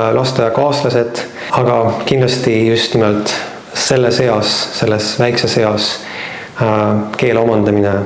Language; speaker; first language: Estonian; non-native, local second language; Russian